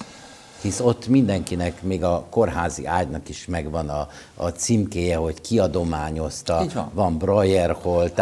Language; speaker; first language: Hungarian; native; Hungarian